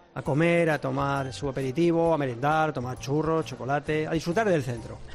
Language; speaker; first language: Spanish; native; Spanish